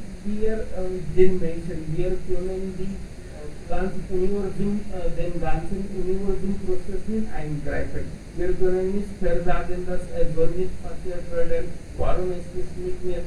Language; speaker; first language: German; non-native, learner; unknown